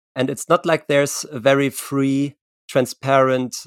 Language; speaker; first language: English; non-native, fluent; German